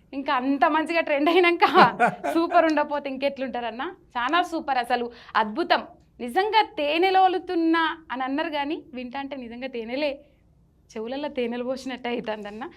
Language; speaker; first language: Telugu; native; Telugu